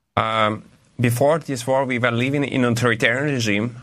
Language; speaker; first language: English; non-native, fluent; Russian